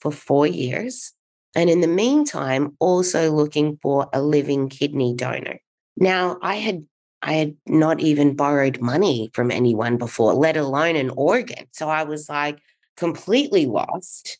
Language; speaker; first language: English; native; English